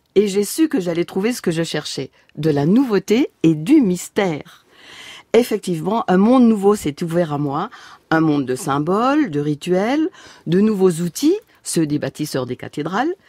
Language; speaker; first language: French; native; French